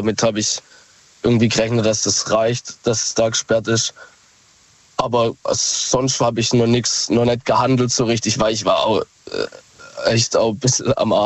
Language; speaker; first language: German; native; German